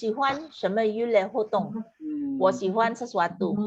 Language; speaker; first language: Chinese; non-native, fluent; Indonesian